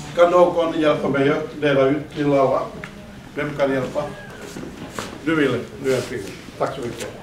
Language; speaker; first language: Swedish; non-native, fluent; Finnish